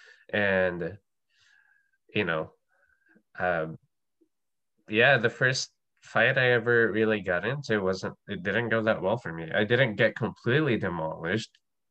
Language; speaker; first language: English; non-native, local second language; Filipino